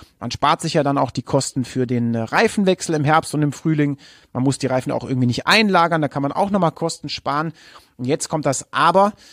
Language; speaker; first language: German; native; German